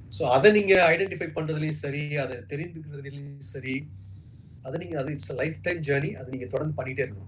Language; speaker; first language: Tamil; native; Tamil